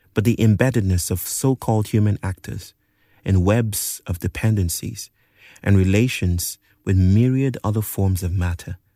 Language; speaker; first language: English; non-native, local second language; Yoruba